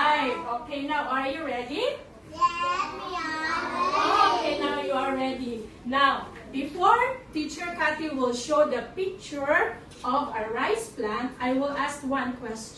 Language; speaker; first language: English; non-native, fluent; Filipino